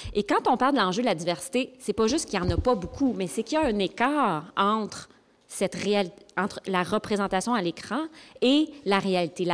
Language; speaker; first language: French; native; French